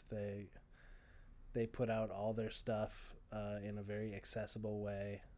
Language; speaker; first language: English; native; English